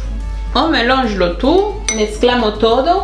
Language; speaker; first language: French; non-native, fluent; Spanish